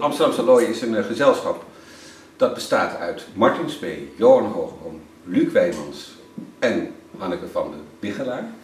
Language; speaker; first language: Dutch; native; Dutch